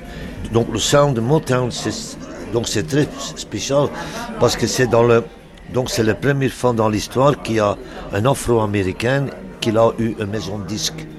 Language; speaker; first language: French; non-native, local second language; Dutch